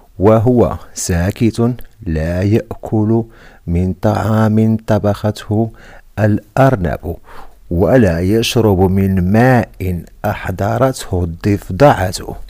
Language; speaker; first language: Arabic; non-native, fluent; Indonesian